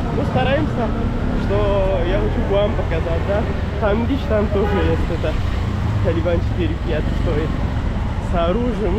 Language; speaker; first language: Russian; non-native, learner; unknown